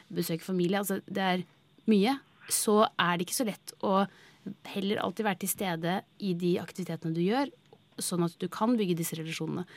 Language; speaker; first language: Norwegian; native; Norwegian